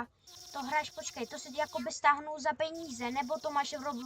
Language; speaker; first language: Czech; early bilingual, other home language; Russian